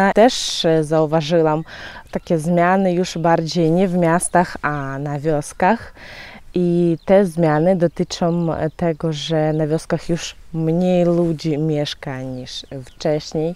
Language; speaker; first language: Polish; non-native, fluent; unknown